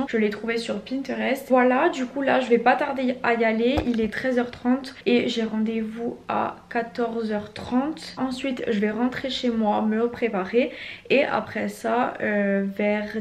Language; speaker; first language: French; native; French